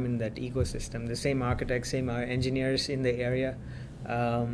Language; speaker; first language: English; non-native, local second language; Gujarati